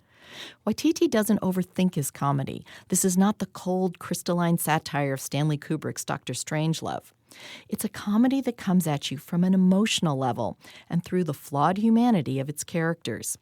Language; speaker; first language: English; native; English